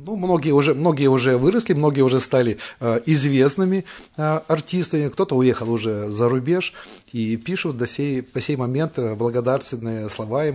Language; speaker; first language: Russian; native; Russian